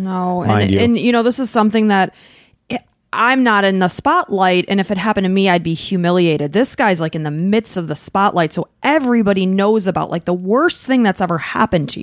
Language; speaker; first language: English; native; English